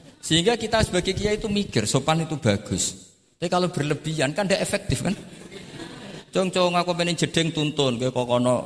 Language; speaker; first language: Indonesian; non-native, local second language; Javanese